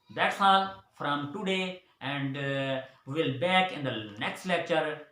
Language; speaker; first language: English; non-native, local second language; Urdu